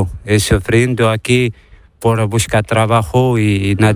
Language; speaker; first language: Spanish; non-native, learner; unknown